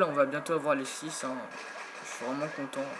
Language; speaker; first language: French; native; French